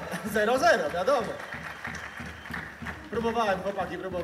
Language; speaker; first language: Polish; native; Polish